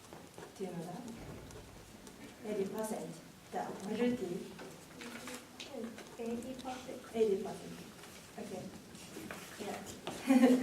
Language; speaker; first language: English; non-native, learner; Japanese